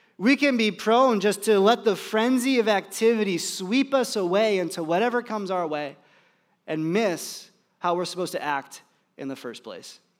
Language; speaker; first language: English; native; English